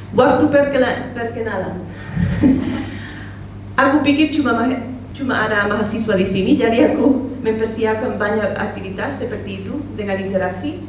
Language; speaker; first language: Indonesian; non-native, fluent; Spanish